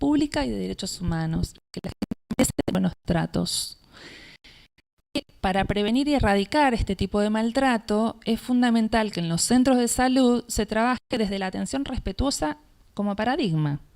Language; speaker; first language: Spanish; native; Spanish